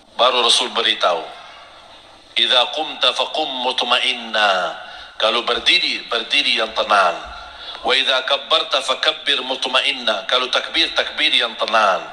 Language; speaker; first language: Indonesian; non-native, fluent; Arabic